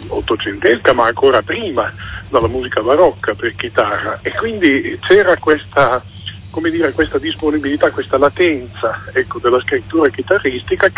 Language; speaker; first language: Italian; native; Italian